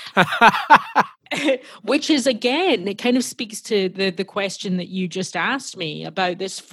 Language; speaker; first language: English; native; English